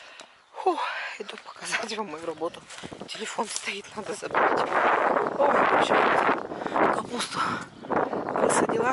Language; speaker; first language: Russian; native; Russian